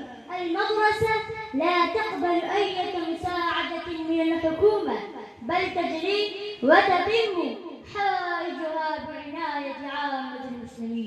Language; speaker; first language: Arabic; non-native, learner; Urdu